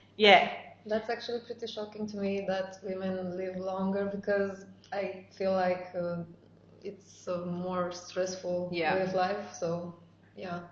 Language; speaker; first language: English; non-native, fluent; Romanian